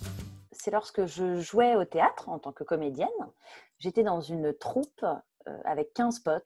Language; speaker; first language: French; native; French